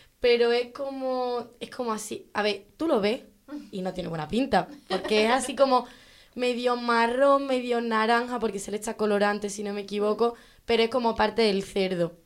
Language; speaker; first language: Spanish; native; Spanish